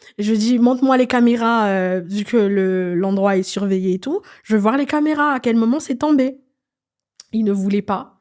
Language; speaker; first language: French; non-native, local second language; Malagasy